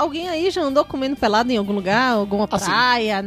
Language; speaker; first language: Portuguese; native; Portuguese